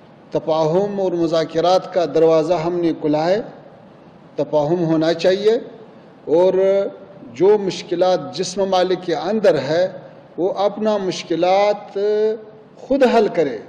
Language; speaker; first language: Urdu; non-native, fluent; Pashto